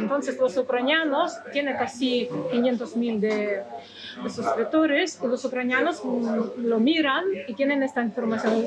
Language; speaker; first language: Spanish; non-native, fluent; Russian